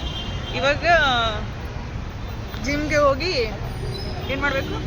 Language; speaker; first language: Kannada; non-native, fluent; Hindi